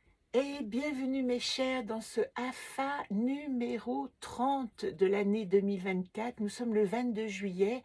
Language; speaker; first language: French; native; French